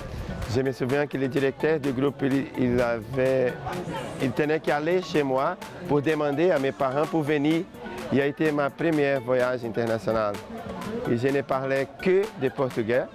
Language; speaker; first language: French; non-native, fluent; Portuguese